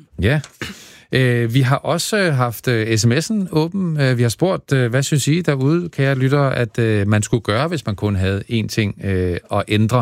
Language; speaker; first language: Danish; native; Danish